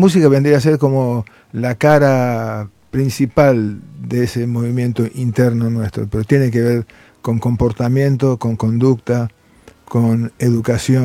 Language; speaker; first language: Spanish; non-native, local second language; Armenian